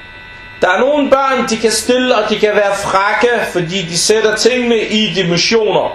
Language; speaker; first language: Danish; non-native, fluent; Arabic